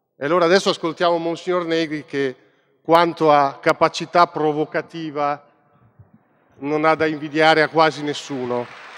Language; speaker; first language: Italian; native; Italian